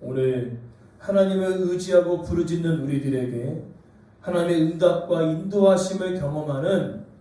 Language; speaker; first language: Korean; native; Korean